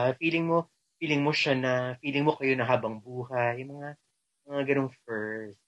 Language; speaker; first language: Filipino; non-native, local second language; Cebuano